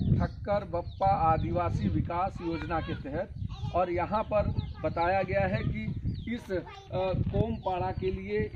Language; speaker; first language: Hindi; non-native, local second language; Marathi